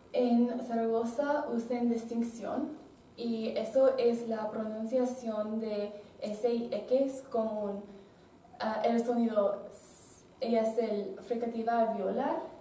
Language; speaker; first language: Spanish; non-native, learner; English